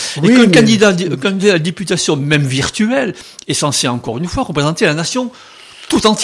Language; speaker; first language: French; native; French